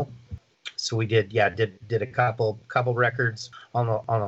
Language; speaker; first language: English; native; English